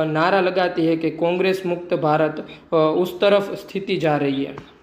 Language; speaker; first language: Hindi; non-native, local second language; Gujarati